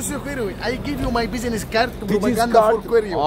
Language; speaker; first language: English; non-native, learner; Arabic